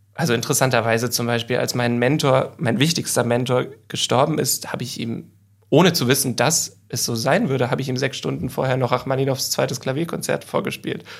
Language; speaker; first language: German; native; German